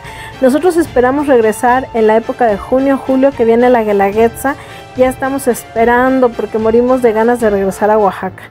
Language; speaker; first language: Spanish; native; Spanish